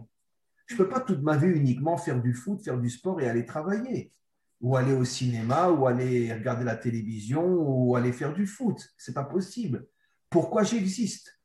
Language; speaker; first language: French; native; French